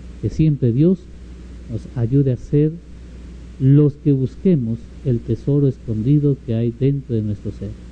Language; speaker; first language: Spanish; native; Spanish